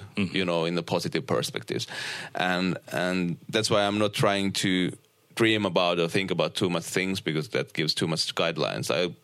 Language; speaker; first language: English; non-native, fluent; Finnish